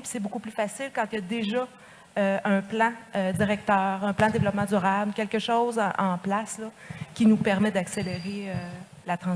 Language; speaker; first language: French; native; French